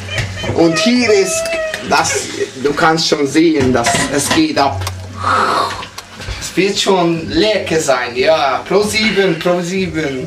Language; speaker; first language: German; non-native, learner; Hungarian